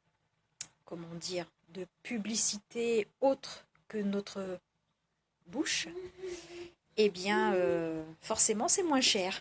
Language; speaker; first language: French; native; French